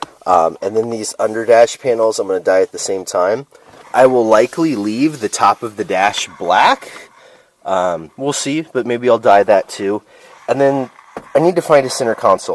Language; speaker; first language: English; native; English